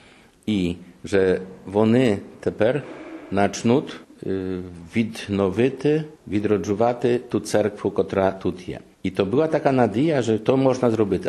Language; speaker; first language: Ukrainian; non-native, fluent; Polish